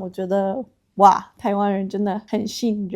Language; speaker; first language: Chinese; non-native, fluent; English